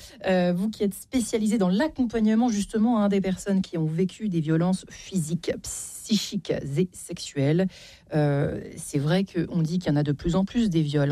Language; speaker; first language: French; native; French